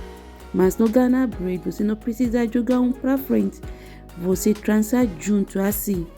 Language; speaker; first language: Portuguese; non-native, learner; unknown